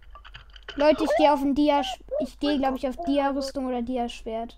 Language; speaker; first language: German; native; German